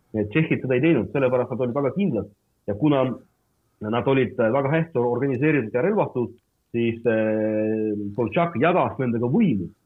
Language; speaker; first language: Estonian; non-native, local second language; Russian